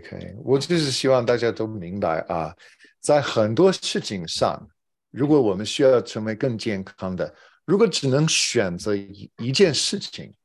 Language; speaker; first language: Chinese; non-native, fluent; English